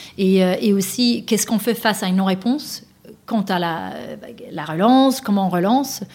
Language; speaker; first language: French; non-native, fluent; Danish